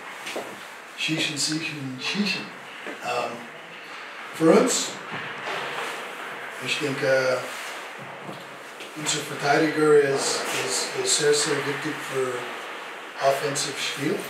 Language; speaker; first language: German; non-native, learner; English